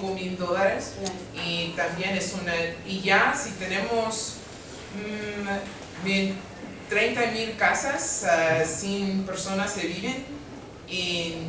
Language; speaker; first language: Spanish; non-native, learner; English